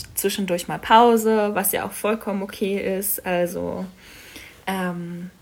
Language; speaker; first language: German; native; German